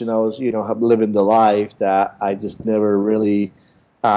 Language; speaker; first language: English; native; English